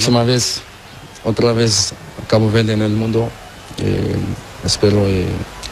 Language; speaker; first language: Spanish; non-native, learner; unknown